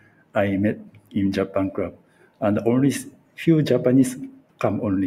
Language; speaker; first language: English; non-native, learner; Japanese